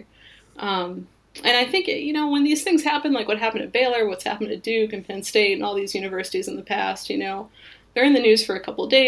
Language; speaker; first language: English; native; English